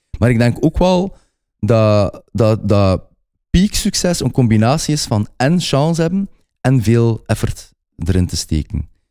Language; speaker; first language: Dutch; native; Dutch